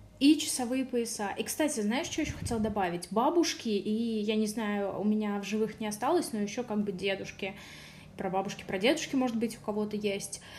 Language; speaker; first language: Russian; native; Russian